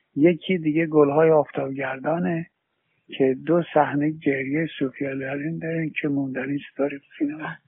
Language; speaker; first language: Persian; native; Persian